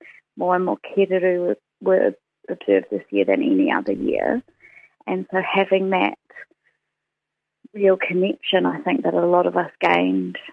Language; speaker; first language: English; native; English